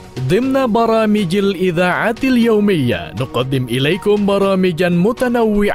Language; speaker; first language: Arabic; non-native, fluent; Indonesian